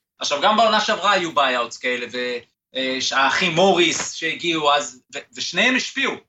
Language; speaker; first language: Hebrew; native; Hebrew